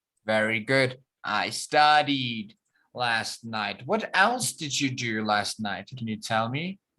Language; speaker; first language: English; non-native, fluent; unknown